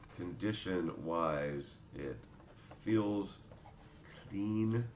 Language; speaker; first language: English; native; English